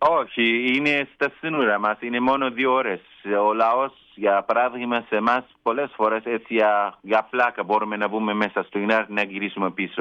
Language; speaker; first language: Greek; non-native, learner; Kurdish